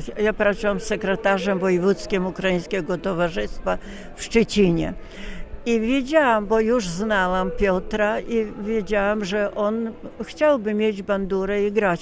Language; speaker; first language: Polish; non-native, local second language; Ukrainian